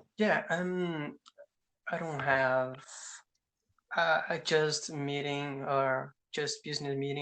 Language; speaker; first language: English; non-native, learner; Portuguese